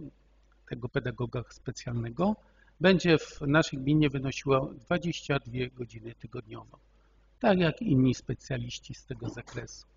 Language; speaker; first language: Polish; native; Polish